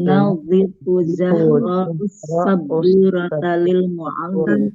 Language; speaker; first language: Arabic; non-native, learner; Indonesian